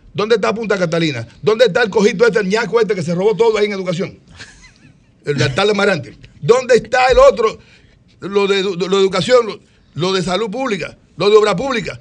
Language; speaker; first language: Spanish; native; Spanish